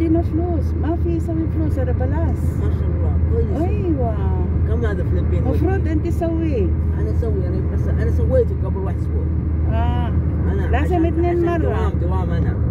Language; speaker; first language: Arabic; non-native, learner; Filipino